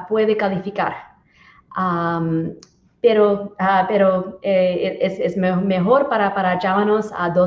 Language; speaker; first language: Spanish; non-native, learner; English